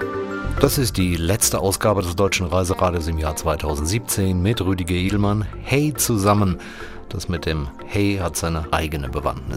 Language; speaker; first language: German; native; German